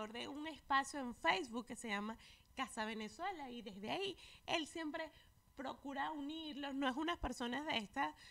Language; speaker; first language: Spanish; native; Spanish